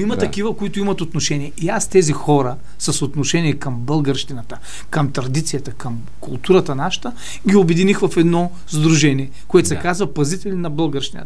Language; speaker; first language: Bulgarian; native; Bulgarian